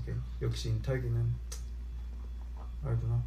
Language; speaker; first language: Korean; early bilingual, heritage; Korean